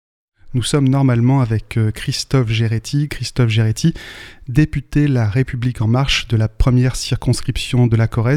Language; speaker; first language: French; native; French